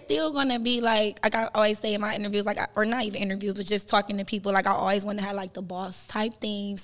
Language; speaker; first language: English; native; English